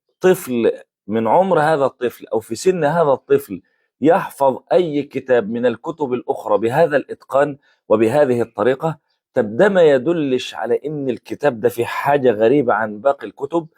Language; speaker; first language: Arabic; native; Arabic